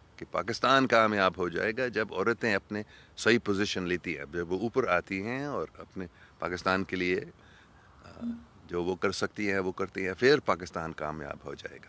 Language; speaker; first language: Urdu; non-native, local second language; English